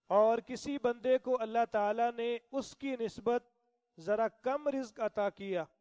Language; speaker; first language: Urdu; non-native, local second language; Punjabi